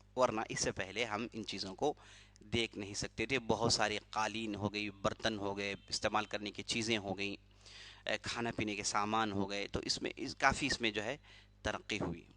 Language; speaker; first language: Urdu; native; Urdu